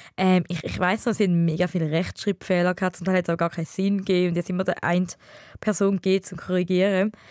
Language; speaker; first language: German; early bilingual, other home language; Tamil